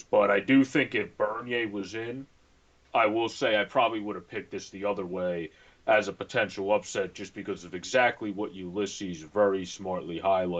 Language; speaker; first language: English; native; English